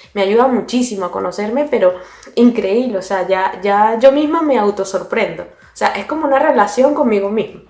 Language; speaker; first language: Spanish; native; Spanish